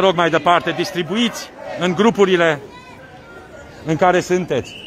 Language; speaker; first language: Romanian; native; Romanian